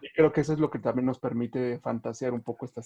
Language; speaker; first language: Spanish; native; Spanish